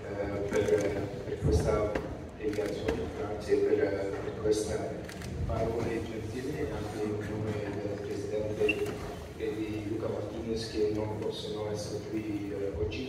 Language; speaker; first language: Italian; non-native, learner; Dutch